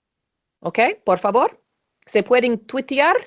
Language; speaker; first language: Spanish; non-native, learner; English